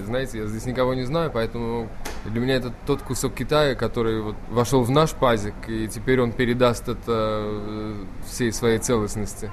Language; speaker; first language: Russian; native; Russian